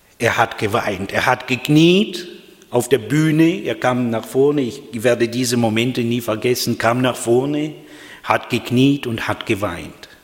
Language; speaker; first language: German; non-native, fluent; Russian